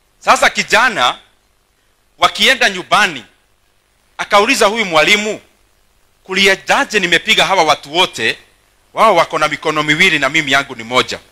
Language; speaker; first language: Swahili; non-native, local second language; Kikuyu